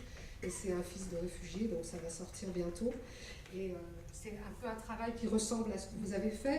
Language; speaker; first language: French; native; French